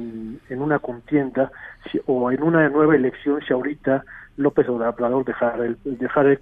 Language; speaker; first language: Spanish; native; Spanish